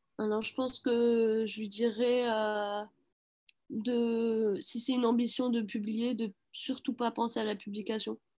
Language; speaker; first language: French; early bilingual, other home language; Arabic